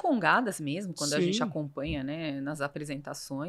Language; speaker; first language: Portuguese; native; Portuguese